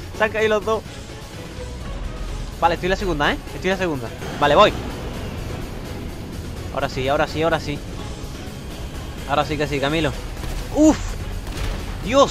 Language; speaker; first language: Spanish; native; Spanish